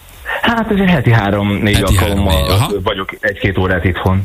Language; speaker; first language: Hungarian; native; Hungarian